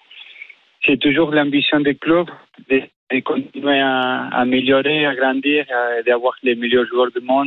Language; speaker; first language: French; non-native, fluent; Spanish